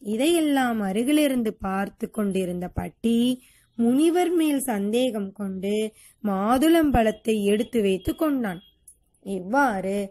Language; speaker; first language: Tamil; native; Tamil